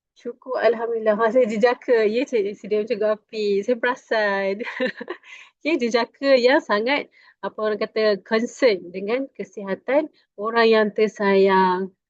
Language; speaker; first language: Malay; native; Malay